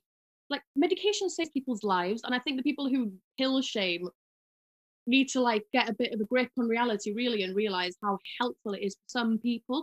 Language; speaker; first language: English; native; English